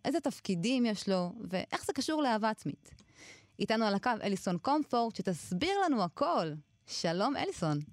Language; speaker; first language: Hebrew; native; Hebrew